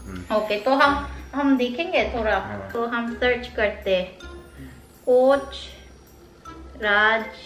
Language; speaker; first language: Hindi; non-native, learner; Korean